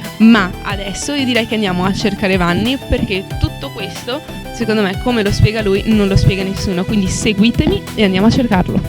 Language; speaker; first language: Italian; native; Italian